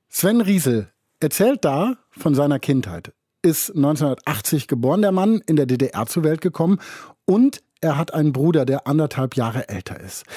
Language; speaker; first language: German; native; German